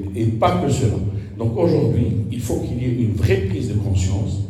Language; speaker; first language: French; non-native, local second language; Arabic